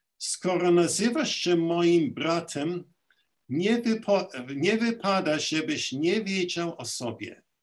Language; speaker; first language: Polish; early bilingual, heritage; Polish